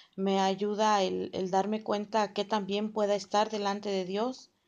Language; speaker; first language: Spanish; native; Spanish